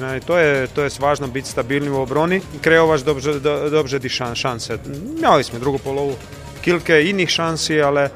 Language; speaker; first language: Polish; non-native, fluent; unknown